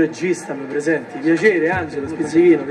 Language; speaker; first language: Italian; native; Italian